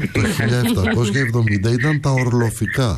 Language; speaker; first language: Greek; native; Greek